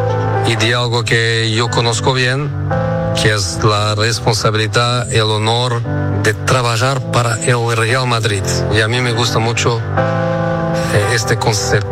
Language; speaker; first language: Spanish; non-native, fluent; Portuguese